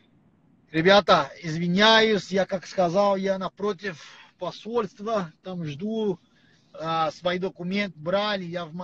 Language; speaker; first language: Russian; non-native, learner; Portuguese